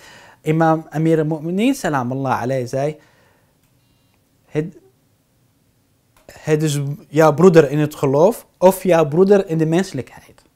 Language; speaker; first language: Dutch; non-native, fluent; Arabic